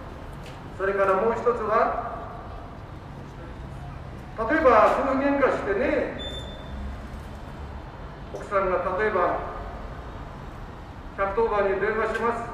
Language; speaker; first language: Japanese; native; Japanese